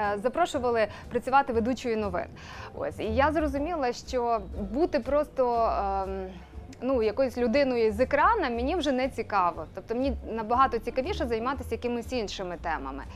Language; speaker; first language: Ukrainian; native; Ukrainian